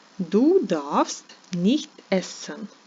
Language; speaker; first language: German; non-native, fluent; Ukrainian